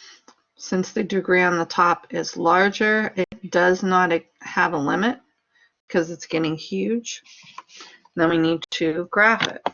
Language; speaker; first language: English; native; English